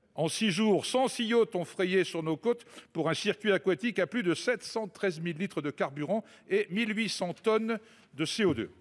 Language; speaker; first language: French; native; French